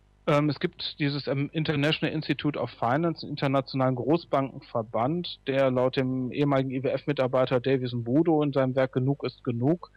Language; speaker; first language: German; native; German